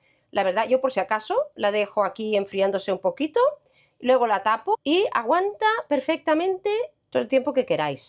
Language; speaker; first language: Spanish; native; Spanish